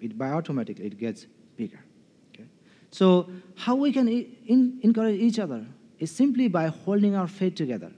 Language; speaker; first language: English; non-native, fluent; Nepali